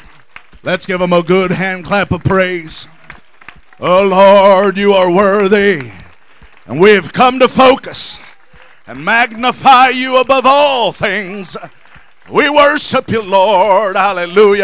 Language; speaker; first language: English; native; English